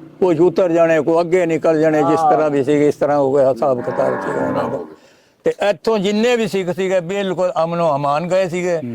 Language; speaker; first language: Punjabi; native; Punjabi